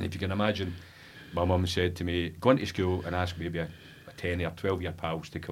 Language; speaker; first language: English; native; English